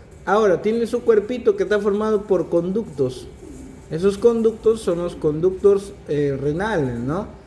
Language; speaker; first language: Spanish; native; Spanish